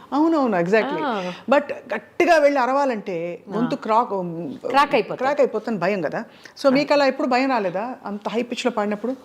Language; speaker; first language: Telugu; native; Telugu